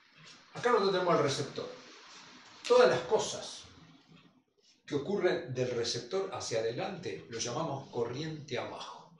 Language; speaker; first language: Spanish; native; Spanish